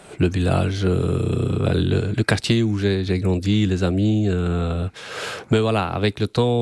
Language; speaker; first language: French; non-native, fluent; Albanian